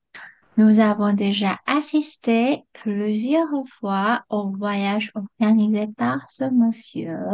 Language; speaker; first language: French; non-native, fluent; Chinese